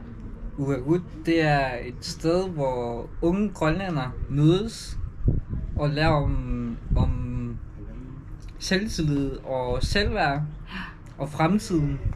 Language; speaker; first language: Danish; non-native, local second language; Kalaallisut